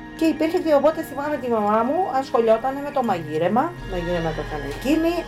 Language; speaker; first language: Greek; early bilingual, heritage; Greek